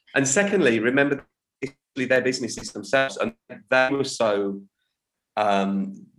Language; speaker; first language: English; native; English